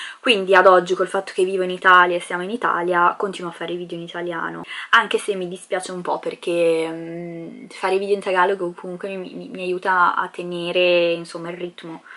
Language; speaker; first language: Italian; early bilingual, other home language; Filipino